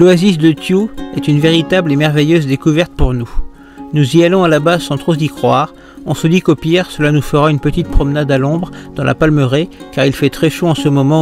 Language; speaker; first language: French; native; French